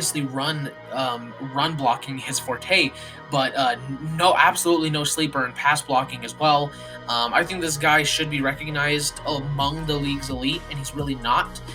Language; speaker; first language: English; native; English